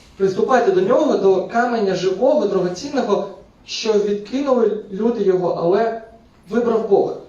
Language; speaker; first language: Ukrainian; non-native, local second language; Russian